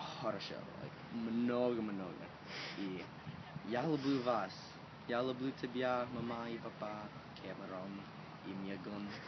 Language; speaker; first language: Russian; non-native, learner; English